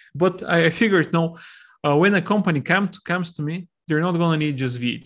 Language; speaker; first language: English; non-native, fluent; Bulgarian